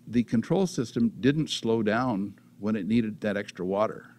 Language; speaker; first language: English; native; English